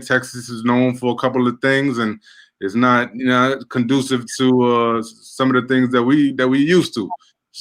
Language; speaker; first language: English; native; English